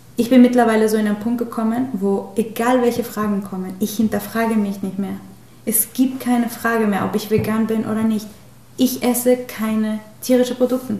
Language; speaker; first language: German; non-native, fluent; Spanish